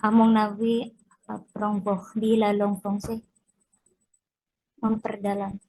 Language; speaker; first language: French; non-native, learner; Indonesian